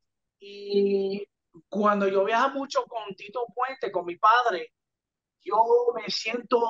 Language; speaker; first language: Spanish; early bilingual, heritage; English